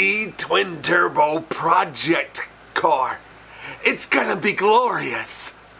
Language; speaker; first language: English; native; English